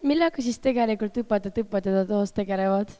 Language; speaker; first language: Estonian; native; Estonian